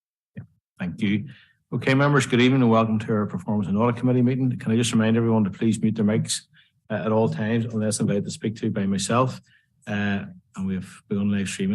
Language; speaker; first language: English; native; English